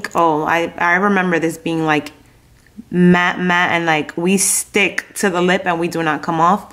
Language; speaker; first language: English; native; English